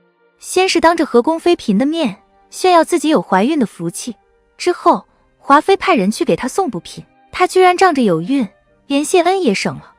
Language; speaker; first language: Chinese; native; Chinese